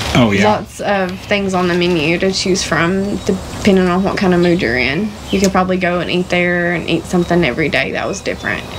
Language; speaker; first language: English; native; English